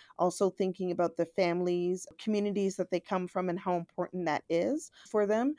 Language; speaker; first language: English; native; English